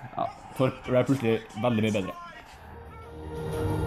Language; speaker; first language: Norwegian; native; Norwegian